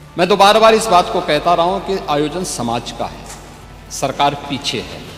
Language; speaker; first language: Hindi; native; Hindi